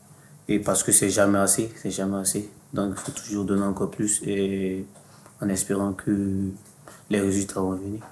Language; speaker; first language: French; non-native, fluent; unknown